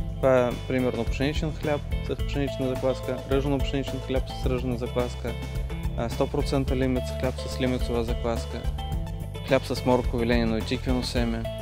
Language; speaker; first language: Bulgarian; native; Bulgarian